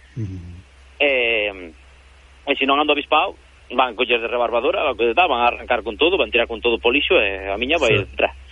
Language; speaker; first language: Galician; early bilingual, heritage; Galician